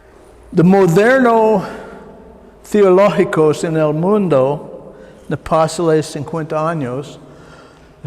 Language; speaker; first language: Spanish; non-native, learner; English